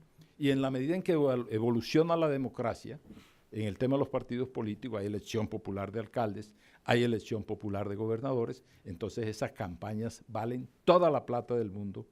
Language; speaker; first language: Spanish; native; Spanish